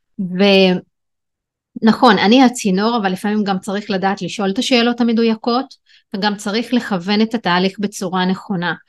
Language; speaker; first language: Hebrew; non-native, local second language; Arabic